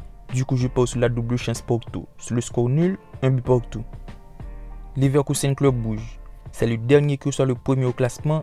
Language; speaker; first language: French; native; French